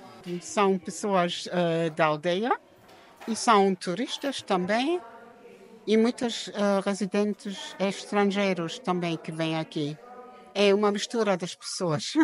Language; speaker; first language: Portuguese; non-native, learner; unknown